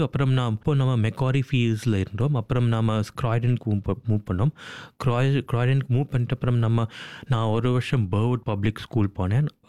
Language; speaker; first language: Tamil; early bilingual, heritage; Tamil